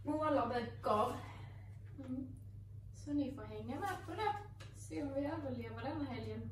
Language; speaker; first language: Swedish; native; Swedish